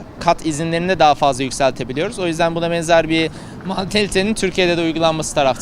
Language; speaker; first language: Turkish; native; Turkish